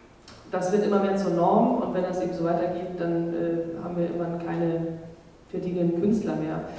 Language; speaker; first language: German; native; German